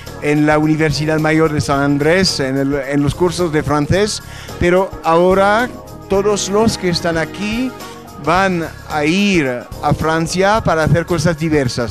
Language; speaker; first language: Spanish; non-native, fluent; French